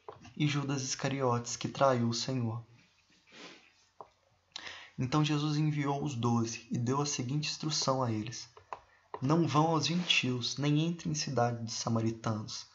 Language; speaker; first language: Portuguese; native; Portuguese